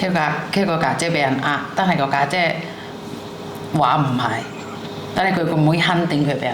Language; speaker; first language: Cantonese; non-native, fluent; Indonesian